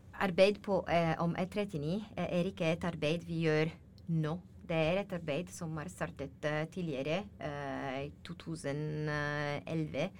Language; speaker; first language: Norwegian; non-native, learner; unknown